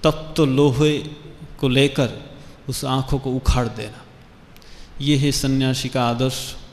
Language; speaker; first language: Hindi; non-native, local second language; Bangla